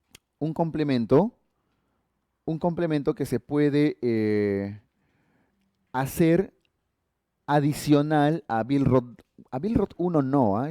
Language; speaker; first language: Spanish; native; Spanish